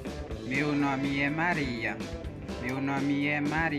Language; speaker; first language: Portuguese; non-native, learner; Haitian Creole